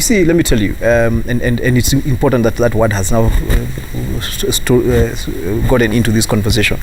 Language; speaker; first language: English; non-native, local second language; Kikuyu